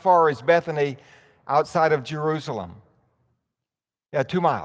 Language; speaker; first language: English; native; English